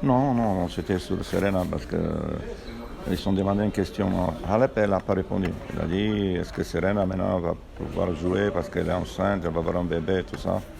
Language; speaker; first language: French; non-native, fluent; Romanian